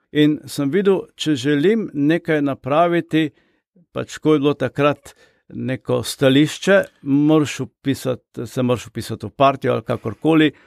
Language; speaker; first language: Slovenian; native; Slovenian